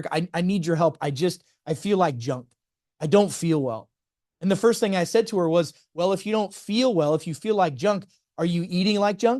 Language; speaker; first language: English; native; English